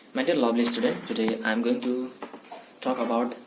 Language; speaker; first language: English; non-native, local second language; Nepali